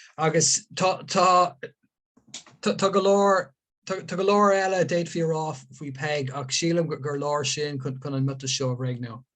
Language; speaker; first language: Irish; non-native, local second language; English